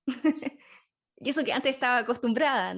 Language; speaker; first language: Spanish; native; Spanish